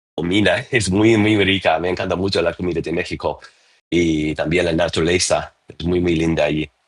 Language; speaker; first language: Spanish; non-native, learner; English